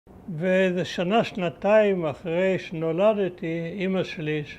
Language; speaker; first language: Hebrew; early bilingual, other home language; German